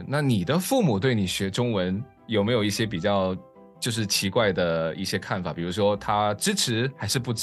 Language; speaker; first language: Chinese; native; Chinese